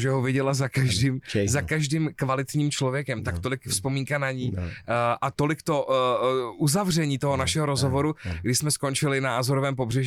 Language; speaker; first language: Czech; native; Czech